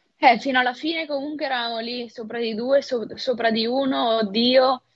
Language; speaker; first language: Italian; native; Italian